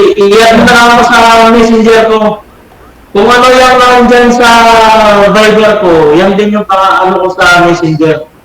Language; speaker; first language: Filipino; non-native, local second language; Iloko